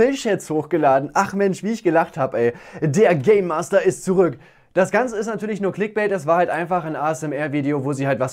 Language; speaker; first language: German; native; German